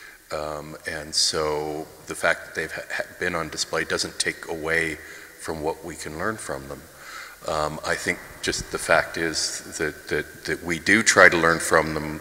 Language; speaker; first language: English; native; English